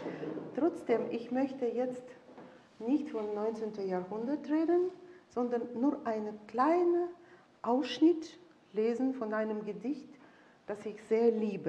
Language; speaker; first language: German; non-native, fluent; Russian